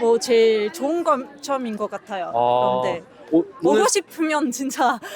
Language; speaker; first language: Korean; non-native, learner; French